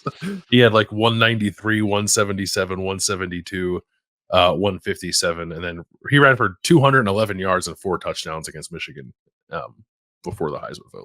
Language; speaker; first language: English; native; English